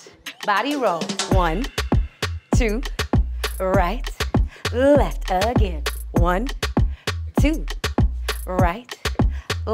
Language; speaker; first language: English; native; English